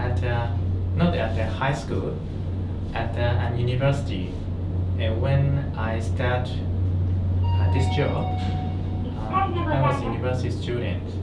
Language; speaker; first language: English; non-native, learner; Japanese